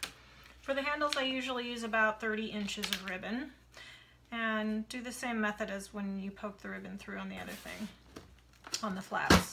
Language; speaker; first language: English; native; English